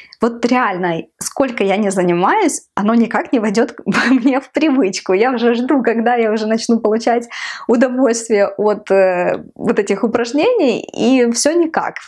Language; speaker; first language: Russian; non-native, local second language; Ukrainian